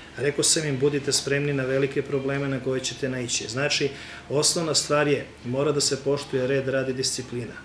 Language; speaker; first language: Serbian; native; Serbian